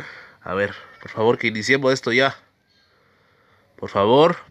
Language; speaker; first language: Spanish; native; Spanish